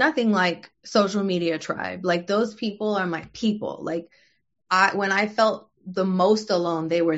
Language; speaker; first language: English; early bilingual, other home language; French